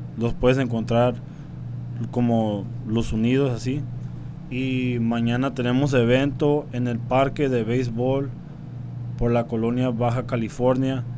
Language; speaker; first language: Spanish; early bilingual, heritage; Spanish